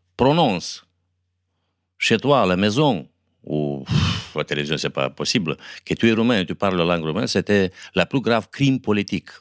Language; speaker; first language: French; non-native, fluent; Romanian